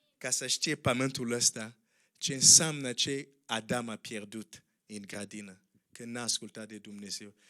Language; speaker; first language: Romanian; non-native, fluent; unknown